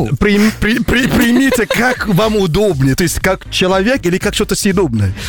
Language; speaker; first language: Russian; non-native, fluent; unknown